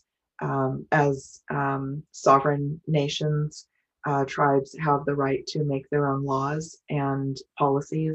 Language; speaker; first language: English; native; English